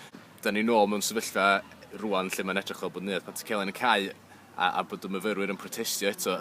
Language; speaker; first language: Welsh; native; Welsh